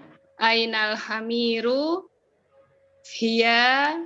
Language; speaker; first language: Arabic; non-native, learner; Indonesian